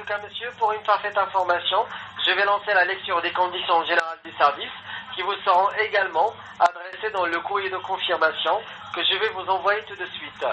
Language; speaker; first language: French; native; French